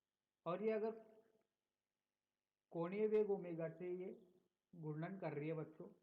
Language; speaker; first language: Hindi; native; Hindi